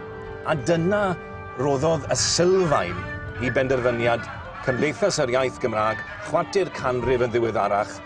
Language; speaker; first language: Welsh; native; Welsh